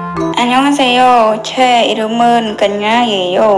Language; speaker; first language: Korean; non-native, learner; Khmer